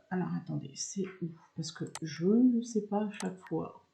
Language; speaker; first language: French; native; French